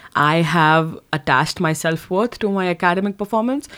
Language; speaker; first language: English; non-native, local second language; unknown